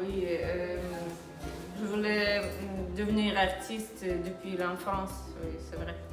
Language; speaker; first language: French; non-native, learner; Ukrainian